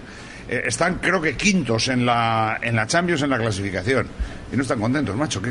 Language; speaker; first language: Spanish; native; Spanish